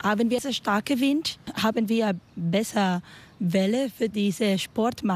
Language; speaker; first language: German; non-native, learner; Spanish